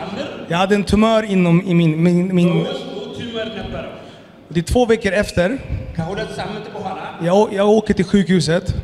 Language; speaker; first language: Swedish; early bilingual, other home language; Amharic